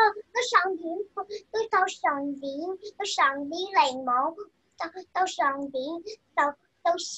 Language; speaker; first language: Chinese; early bilingual, other home language; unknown